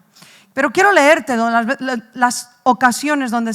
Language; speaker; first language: Spanish; native; Spanish